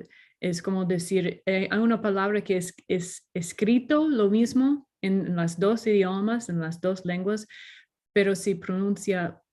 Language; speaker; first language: Spanish; non-native, learner; English